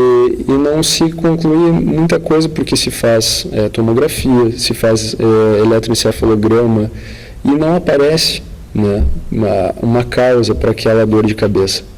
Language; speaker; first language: Portuguese; native; Portuguese